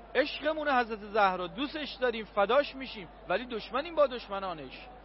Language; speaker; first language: Persian; native; Persian